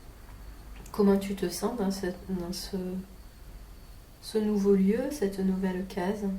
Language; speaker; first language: French; native; French